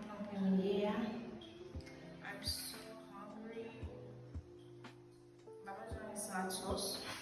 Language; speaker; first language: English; non-native, learner; Haitian Creole